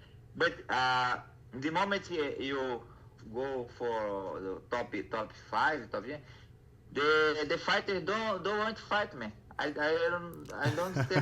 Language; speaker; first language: English; non-native, learner; Portuguese